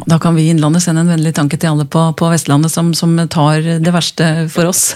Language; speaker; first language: Norwegian; native; Norwegian